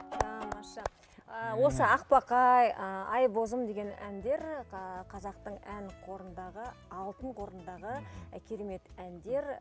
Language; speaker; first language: Kazakh; native; Kazakh